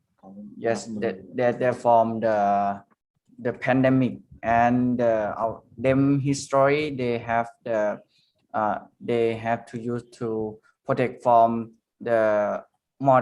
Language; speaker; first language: English; non-native, learner; Thai